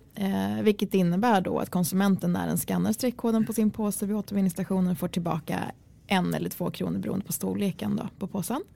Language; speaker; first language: Swedish; early bilingual, other home language; Kurdish